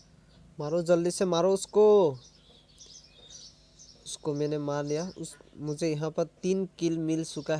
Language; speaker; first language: Hindi; non-native, local second language; Assamese